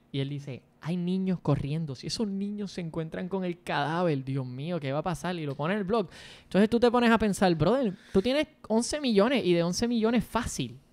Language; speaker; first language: Spanish; native; Spanish